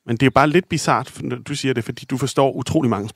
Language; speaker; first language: Danish; native; Danish